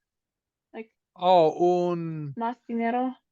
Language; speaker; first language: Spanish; non-native, learner; English